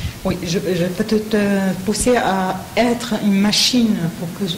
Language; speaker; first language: French; non-native, fluent; Arabic